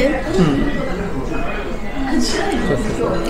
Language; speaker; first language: Japanese; non-native, fluent; Indonesian